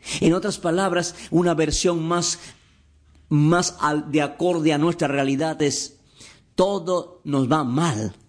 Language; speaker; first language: Spanish; native; Spanish